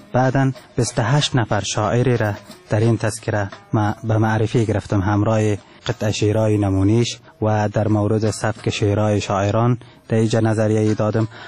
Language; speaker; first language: Persian; non-native, local second language; Turkmen